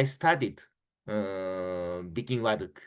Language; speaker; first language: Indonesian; non-native, learner; Japanese